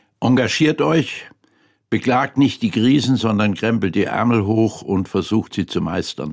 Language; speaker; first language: German; native; German